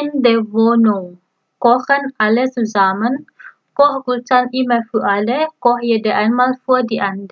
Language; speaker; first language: German; non-native, fluent; Indonesian